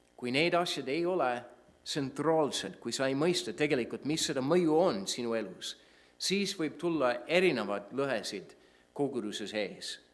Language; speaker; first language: Estonian; non-native, fluent; English